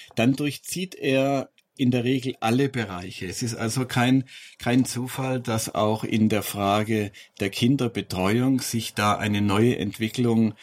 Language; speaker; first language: German; native; German